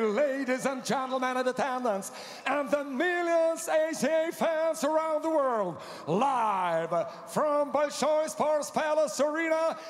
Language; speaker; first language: English; non-native, fluent; Russian